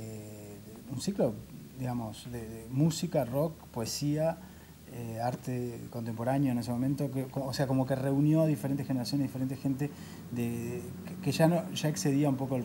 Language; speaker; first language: Spanish; native; Spanish